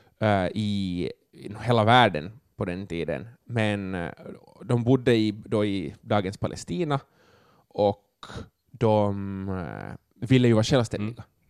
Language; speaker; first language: Swedish; native; Swedish